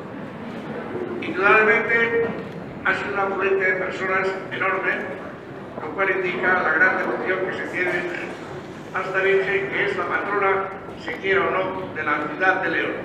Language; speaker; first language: Spanish; native; Spanish